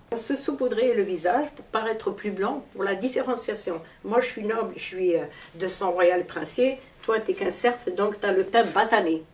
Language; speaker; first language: French; early bilingual, other home language; Arabic